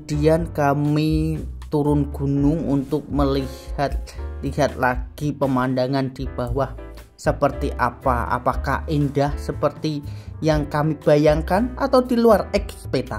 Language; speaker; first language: Indonesian; native; Indonesian